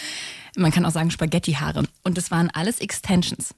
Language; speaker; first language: German; native; German